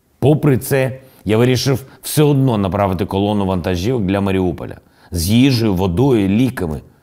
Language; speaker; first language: Ukrainian; non-native, local second language; Russian